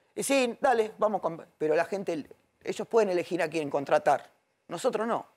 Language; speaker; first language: Spanish; native; Spanish